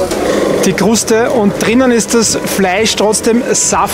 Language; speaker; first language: German; native; German